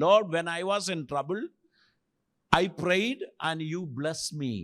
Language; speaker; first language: English; non-native, local second language; Malayalam